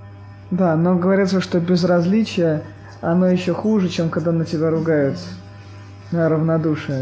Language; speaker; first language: Russian; native; Russian